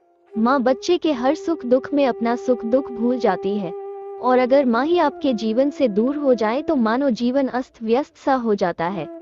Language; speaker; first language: Hindi; native; Hindi